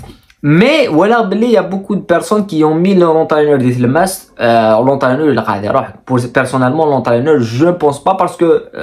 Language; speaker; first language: French; non-native, local second language; Kabyle